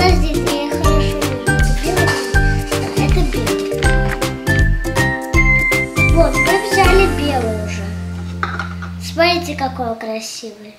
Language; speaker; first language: Russian; early bilingual, heritage; Russian